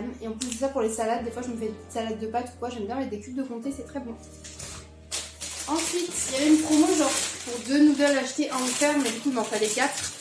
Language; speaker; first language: French; native; French